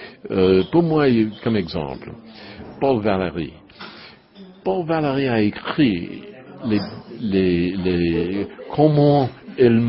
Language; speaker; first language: French; non-native, learner; English